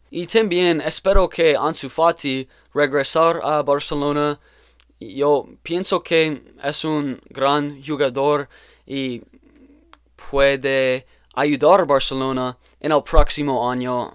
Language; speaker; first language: Spanish; non-native, learner; English